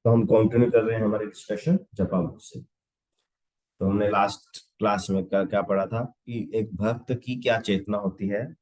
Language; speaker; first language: Hindi; non-native, local second language; Punjabi